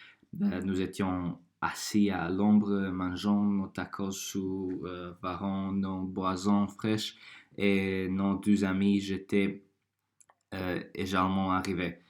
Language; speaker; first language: French; non-native, learner; Croatian